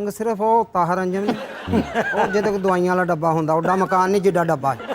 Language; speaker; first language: Urdu; non-native, local second language; Punjabi